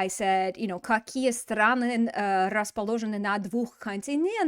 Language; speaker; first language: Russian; non-native, fluent; English